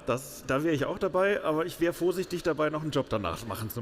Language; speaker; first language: German; native; German